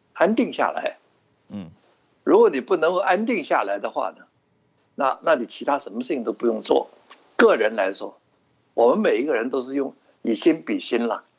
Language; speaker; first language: Chinese; non-native, local second language; Cantonese